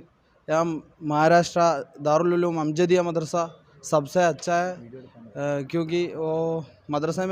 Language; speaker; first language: Hindi; non-native, learner; Malayalam